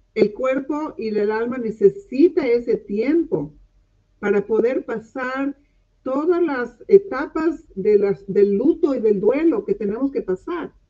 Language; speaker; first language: Spanish; non-native, local second language; English